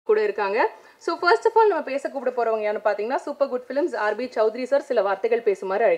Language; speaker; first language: Tamil; native; Tamil